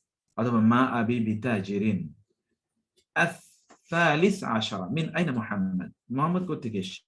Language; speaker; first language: Arabic; non-native, fluent; Bangla